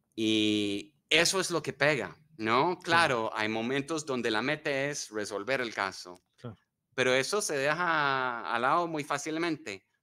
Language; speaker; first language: Spanish; non-native, fluent; English